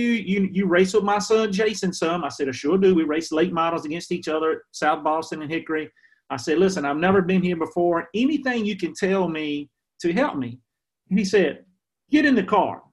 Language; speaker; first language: English; native; English